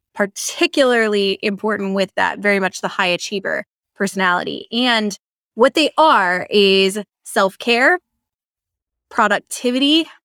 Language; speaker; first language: English; native; English